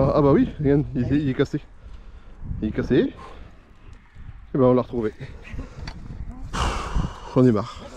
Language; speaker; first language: French; native; French